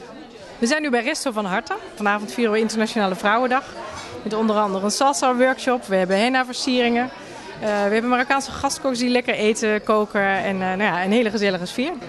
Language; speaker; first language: Dutch; native; Dutch